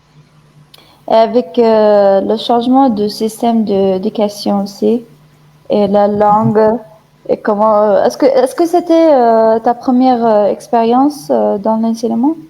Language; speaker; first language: French; non-native, fluent; Arabic